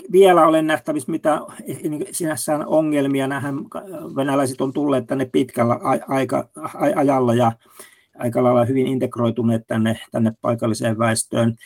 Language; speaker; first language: Finnish; native; Finnish